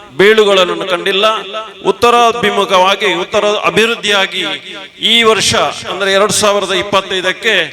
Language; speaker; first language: Kannada; native; Kannada